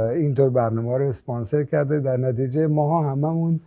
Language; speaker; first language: Persian; non-native, local second language; Armenian